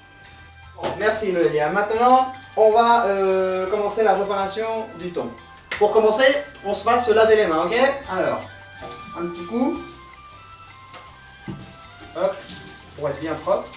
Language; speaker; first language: French; non-native, learner; Spanish